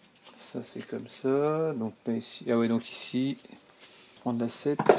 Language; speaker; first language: French; native; French